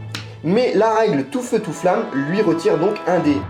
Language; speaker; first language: French; native; French